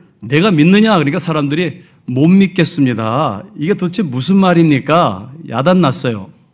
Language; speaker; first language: Korean; early bilingual, heritage; Korean